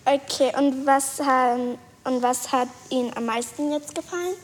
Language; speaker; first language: German; native; German